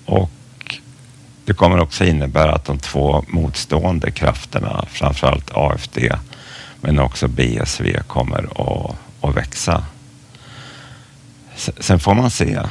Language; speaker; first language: Swedish; native; Swedish